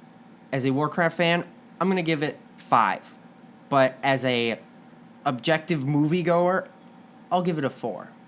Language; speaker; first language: English; native; English